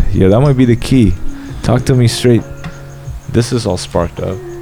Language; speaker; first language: English; early bilingual, other home language; Polish